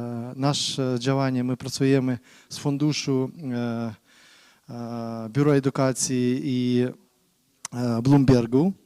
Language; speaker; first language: Polish; non-native, learner; Ukrainian